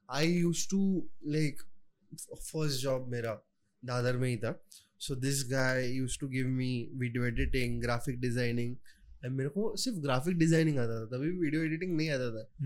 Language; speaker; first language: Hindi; non-native, local second language; Marathi